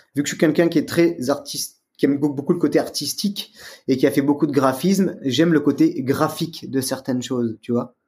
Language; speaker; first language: French; native; French